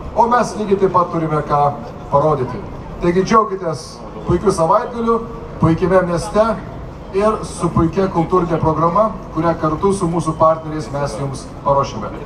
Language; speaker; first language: Lithuanian; native; Lithuanian